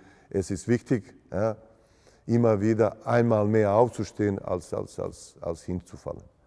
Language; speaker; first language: German; non-native, fluent; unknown